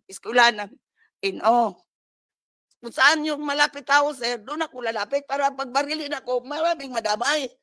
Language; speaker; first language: Filipino; non-native, local second language; Cebuano